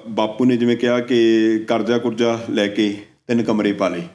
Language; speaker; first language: Punjabi; native; Punjabi